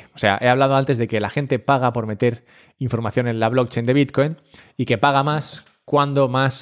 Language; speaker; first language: Spanish; native; Spanish